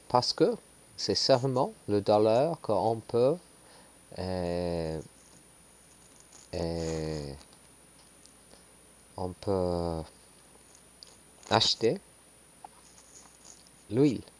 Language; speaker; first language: French; non-native, learner; English